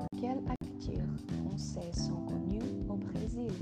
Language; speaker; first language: French; non-native, learner; Portuguese